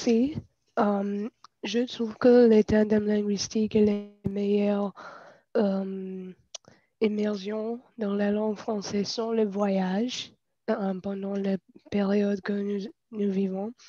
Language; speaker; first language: French; non-native, learner; English